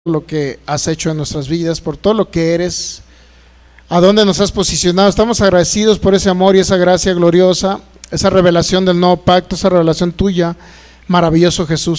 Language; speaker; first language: Spanish; native; Spanish